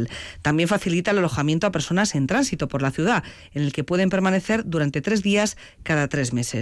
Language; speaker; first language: Spanish; native; Spanish